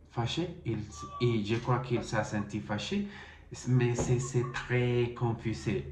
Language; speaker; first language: French; non-native, learner; Spanish